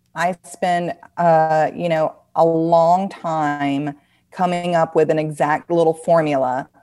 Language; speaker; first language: English; native; English